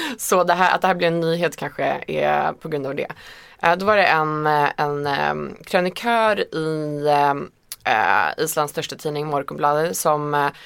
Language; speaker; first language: Swedish; non-native, fluent; Icelandic